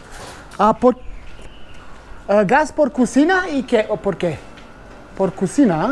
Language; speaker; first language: Spanish; non-native, learner; German